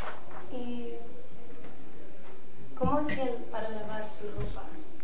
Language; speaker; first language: Spanish; early bilingual, heritage; Spanish